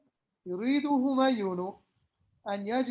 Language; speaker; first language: Arabic; non-native, fluent; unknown